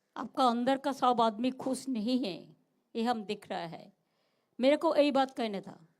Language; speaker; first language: Hindi; non-native, local second language; Bangla